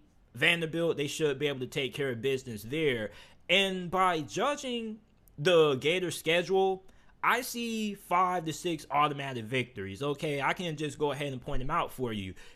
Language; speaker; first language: English; native; English